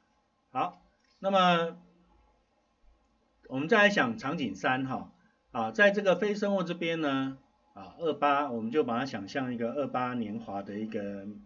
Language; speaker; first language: Chinese; native; Chinese